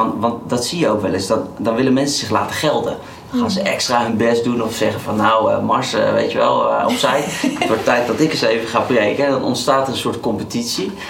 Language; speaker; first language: Dutch; native; Dutch